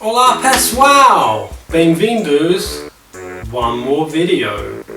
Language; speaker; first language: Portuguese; non-native, learner; English